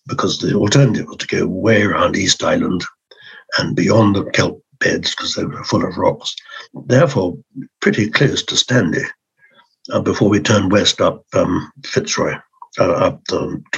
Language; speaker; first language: English; native; English